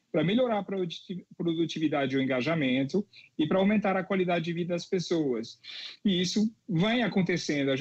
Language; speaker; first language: Portuguese; non-native, fluent; French